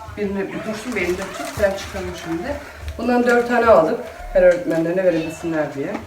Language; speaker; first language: Turkish; early bilingual, heritage; Turkish